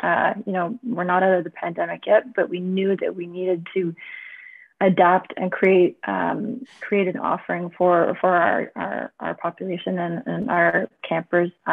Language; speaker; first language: English; native; English